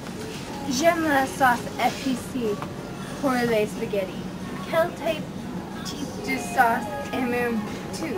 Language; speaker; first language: French; non-native, learner; English